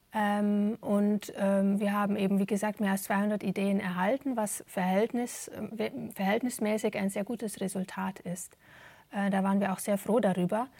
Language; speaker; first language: German; native; German